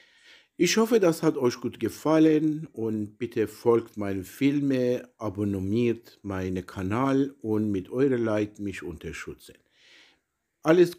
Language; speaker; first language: German; non-native, learner; Persian